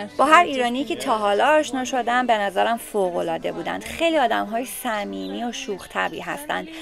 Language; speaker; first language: Persian; non-native, fluent; Czech